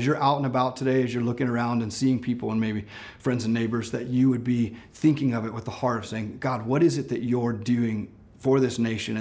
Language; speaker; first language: English; native; English